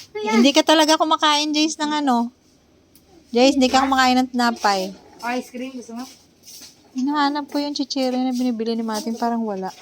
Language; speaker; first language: Filipino; native; Filipino